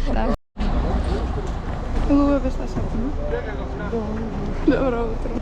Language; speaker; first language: Macedonian; native; Macedonian